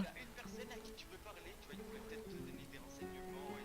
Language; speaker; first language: French; native; French